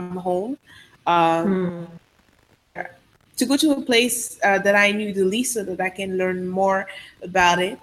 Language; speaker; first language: English; non-native, fluent; Sango